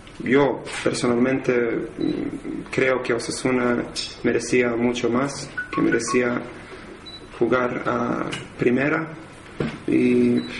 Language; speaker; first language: Spanish; non-native, learner; Serbian